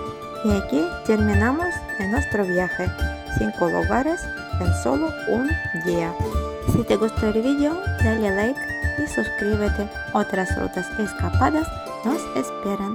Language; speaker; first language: Spanish; non-native, fluent; Russian